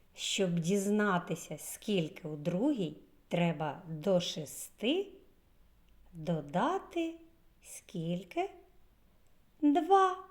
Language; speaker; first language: Ukrainian; native; Ukrainian